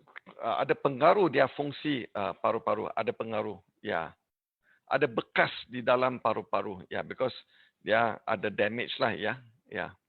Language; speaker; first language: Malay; non-native, learner; English